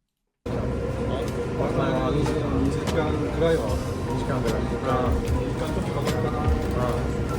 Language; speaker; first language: Japanese; non-native, learner; English